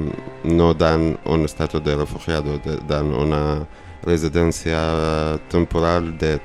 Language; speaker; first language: Spanish; non-native, learner; Arabic